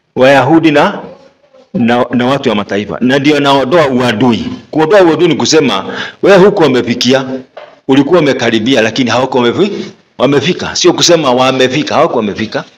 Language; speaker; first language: Swahili; non-native, local second language; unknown